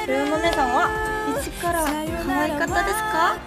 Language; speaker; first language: Japanese; non-native, learner; Korean